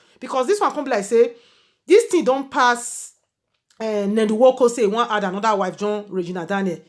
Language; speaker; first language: Nigerian Pidgin; native; Nigerian Pidgin